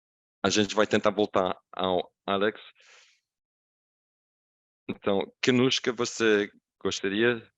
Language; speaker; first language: Portuguese; non-native, fluent; English